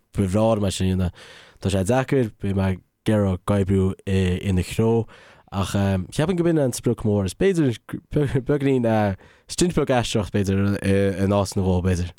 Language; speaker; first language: Irish; native; Irish